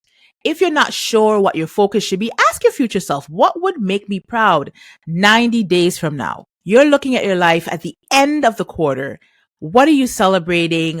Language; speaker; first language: English; native; English